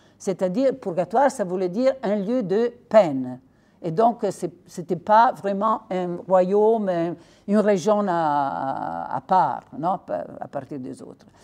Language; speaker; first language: French; non-native, fluent; Italian